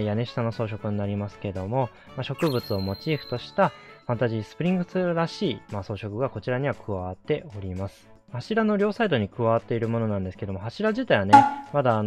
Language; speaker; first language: Japanese; native; Japanese